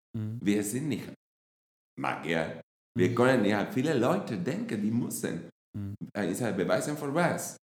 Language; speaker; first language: German; non-native, fluent; Spanish